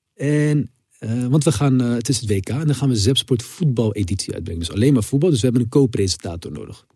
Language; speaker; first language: Dutch; native; Dutch